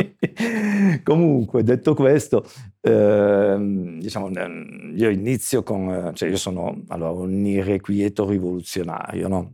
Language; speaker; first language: Italian; native; Italian